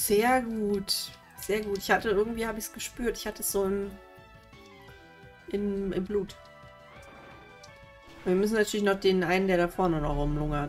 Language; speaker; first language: German; native; German